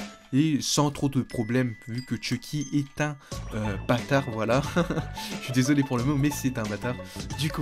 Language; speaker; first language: French; native; French